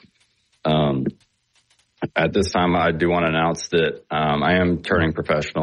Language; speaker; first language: English; native; English